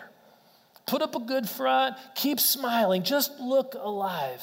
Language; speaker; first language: English; native; English